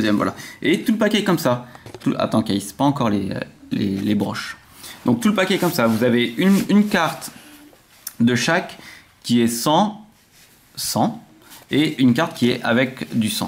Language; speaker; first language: French; native; French